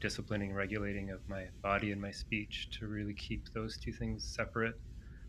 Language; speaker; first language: English; non-native, fluent; Greek